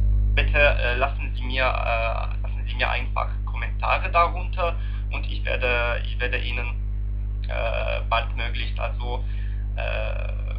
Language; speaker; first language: German; non-native, learner; Arabic